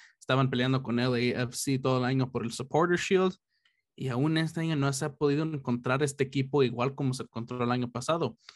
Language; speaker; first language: Spanish; early bilingual, heritage; Spanish